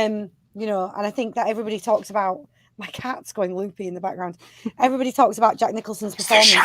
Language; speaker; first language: English; native; English